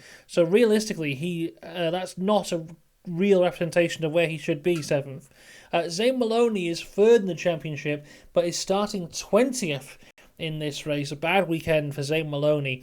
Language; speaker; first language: English; native; English